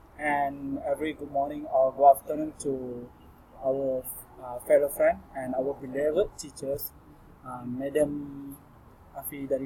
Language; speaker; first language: English; non-native, learner; Malay